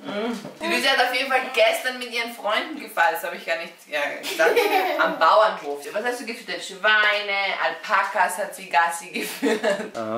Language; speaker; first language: German; native; German